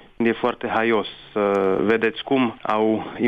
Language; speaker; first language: Romanian; non-native, fluent; Czech